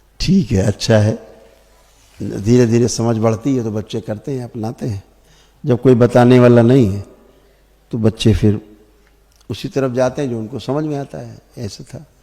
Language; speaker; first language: Hindi; native; Hindi